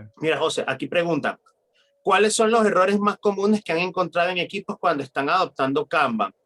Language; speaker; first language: Spanish; native; Spanish